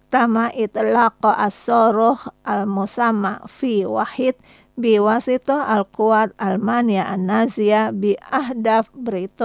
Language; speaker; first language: Arabic; non-native, fluent; Indonesian